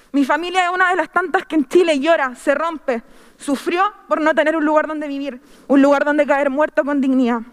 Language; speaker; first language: Spanish; native; Spanish